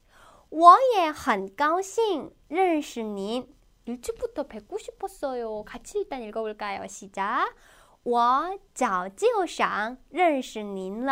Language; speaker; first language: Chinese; non-native, fluent; Korean